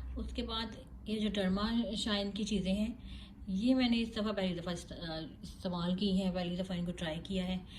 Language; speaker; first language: Urdu; native; Urdu